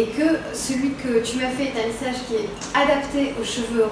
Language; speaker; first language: French; native; French